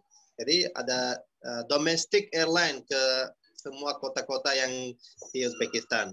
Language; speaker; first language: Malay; non-native, fluent; Uzbek